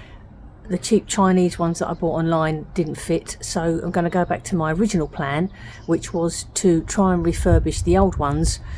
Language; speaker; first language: English; native; English